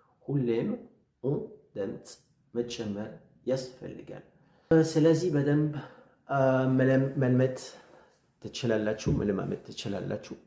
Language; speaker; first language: Amharic; non-native, learner; French